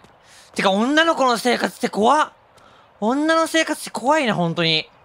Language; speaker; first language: Japanese; native; Japanese